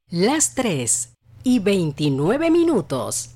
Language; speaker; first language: Spanish; native; Spanish